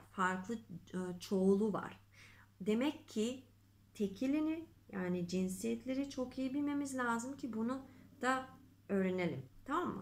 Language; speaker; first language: Turkish; non-native, fluent; Macedonian